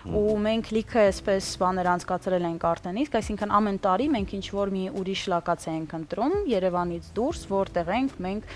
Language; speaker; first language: Armenian; early bilingual, heritage; Armenian